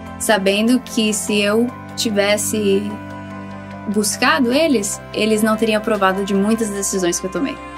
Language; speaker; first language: Portuguese; early bilingual, heritage; Portuguese